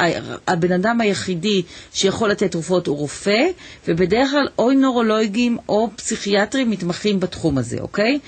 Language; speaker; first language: Hebrew; native; Hebrew